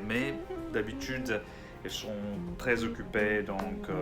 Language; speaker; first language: French; non-native, learner; Russian